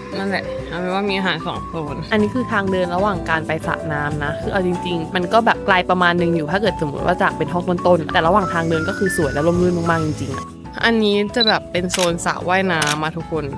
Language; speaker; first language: Thai; native; Thai